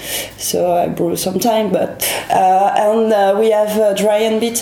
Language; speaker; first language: English; non-native, learner; French